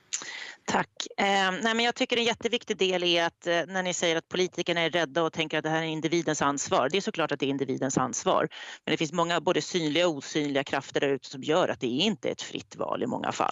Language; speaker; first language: Swedish; native; Swedish